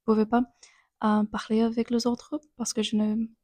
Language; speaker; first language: French; non-native, learner; English